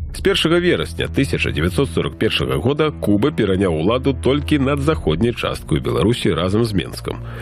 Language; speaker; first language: Belarusian; native; Belarusian